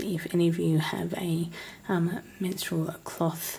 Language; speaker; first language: English; native; English